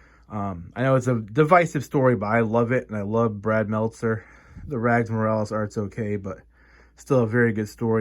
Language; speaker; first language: English; native; English